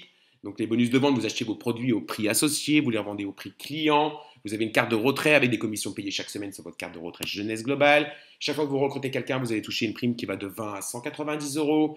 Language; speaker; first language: French; native; French